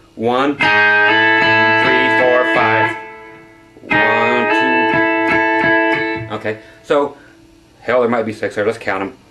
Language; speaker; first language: English; native; English